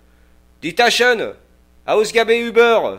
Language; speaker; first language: German; non-native, learner; French